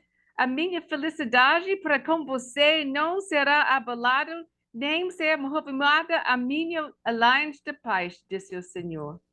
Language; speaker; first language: Portuguese; non-native, learner; English